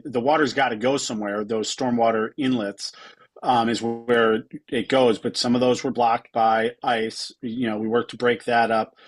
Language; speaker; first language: English; native; English